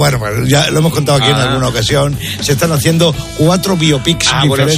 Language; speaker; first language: Spanish; native; Spanish